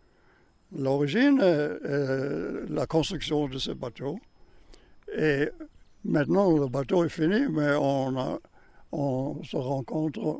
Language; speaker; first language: French; non-native, learner; German